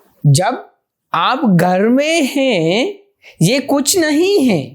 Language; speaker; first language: Hindi; non-native, fluent; Sinhala